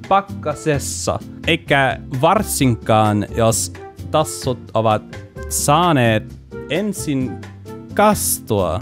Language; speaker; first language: Finnish; non-native, learner; English